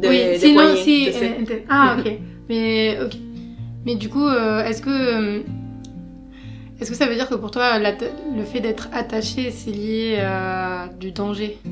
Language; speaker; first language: French; native; French